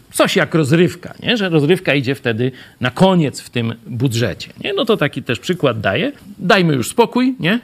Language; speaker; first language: Polish; native; Polish